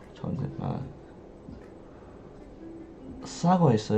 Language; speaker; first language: Korean; non-native, learner; English